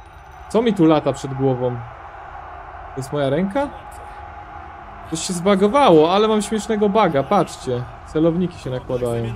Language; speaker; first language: Polish; native; Polish